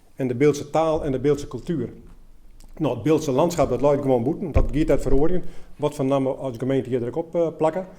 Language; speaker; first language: Dutch; native; Dutch